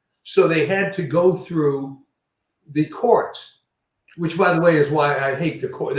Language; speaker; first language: English; native; English